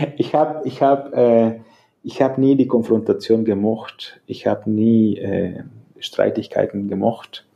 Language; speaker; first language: German; non-native, fluent; Spanish